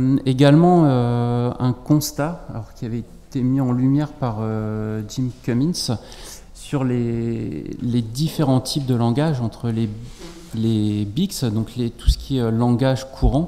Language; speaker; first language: French; native; French